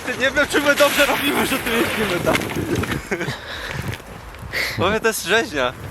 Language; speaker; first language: Polish; native; Polish